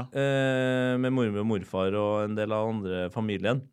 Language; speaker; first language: Norwegian; native; Norwegian